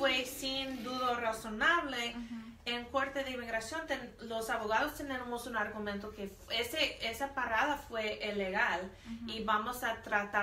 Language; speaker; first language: Spanish; non-native, fluent; English